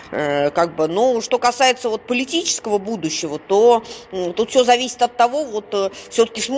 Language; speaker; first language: Russian; native; Russian